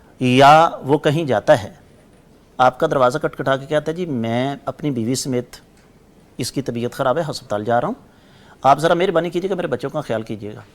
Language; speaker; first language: Urdu; non-native, local second language; Punjabi